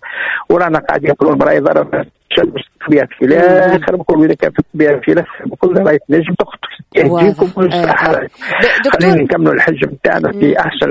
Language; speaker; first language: Arabic; native; Arabic